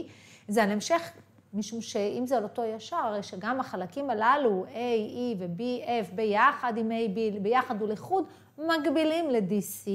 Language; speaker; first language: Hebrew; native; Hebrew